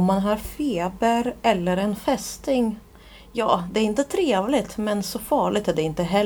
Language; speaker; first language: Swedish; non-native, fluent; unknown